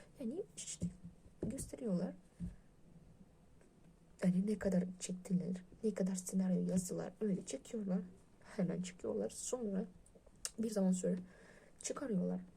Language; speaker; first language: Turkish; non-native, learner; Russian